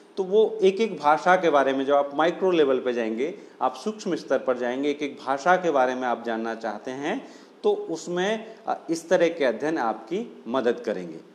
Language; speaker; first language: Hindi; non-native, local second language; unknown